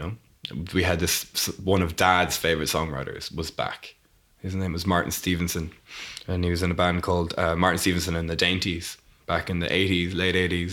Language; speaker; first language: English; native; English